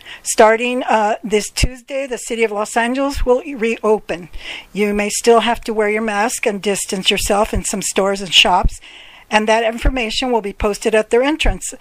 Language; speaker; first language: English; early bilingual, other home language; Spanish